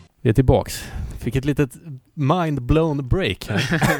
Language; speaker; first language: Swedish; native; Swedish